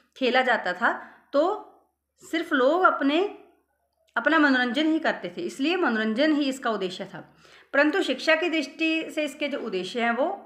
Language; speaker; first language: Hindi; non-native, local second language; Punjabi